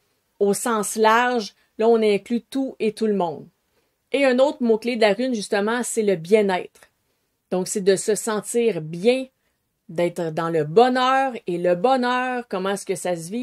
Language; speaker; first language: French; native; French